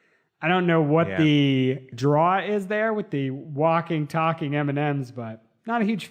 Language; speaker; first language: English; native; English